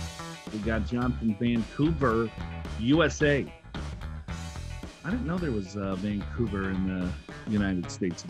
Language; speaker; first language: English; native; English